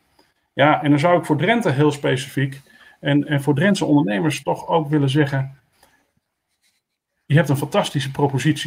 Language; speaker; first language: Dutch; native; Dutch